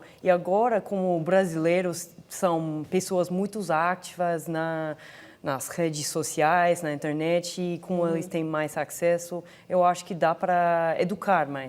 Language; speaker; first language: Portuguese; non-native, fluent; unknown